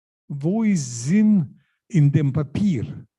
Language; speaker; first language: German; non-native, learner; Lithuanian